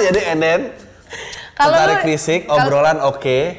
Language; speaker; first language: Indonesian; native; Indonesian